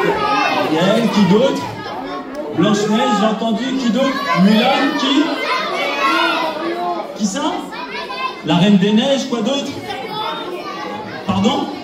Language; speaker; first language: French; native; French